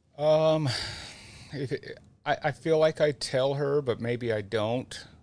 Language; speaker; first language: English; native; English